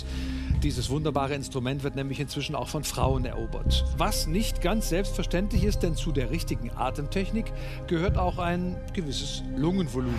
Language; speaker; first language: German; native; German